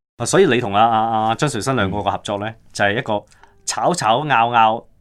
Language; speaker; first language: Cantonese; native; Cantonese